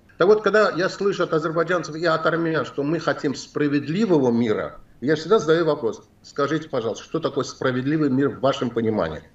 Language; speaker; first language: Russian; non-native, local second language; Azerbaijani